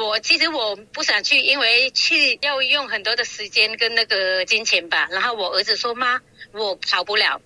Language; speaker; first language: Chinese; non-native, local second language; Cantonese